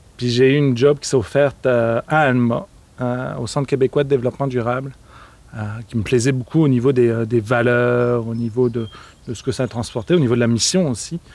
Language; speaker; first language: French; native; French